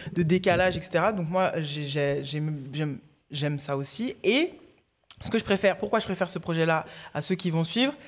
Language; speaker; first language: French; native; French